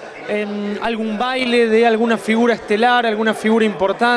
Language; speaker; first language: Spanish; native; Spanish